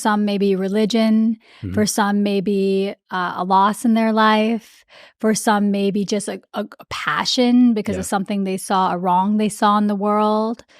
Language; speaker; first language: English; early bilingual, other home language; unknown